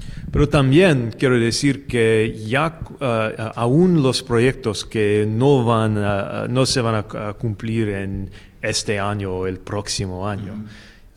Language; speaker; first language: Spanish; non-native, learner; English